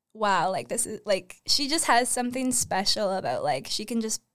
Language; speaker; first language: English; native; English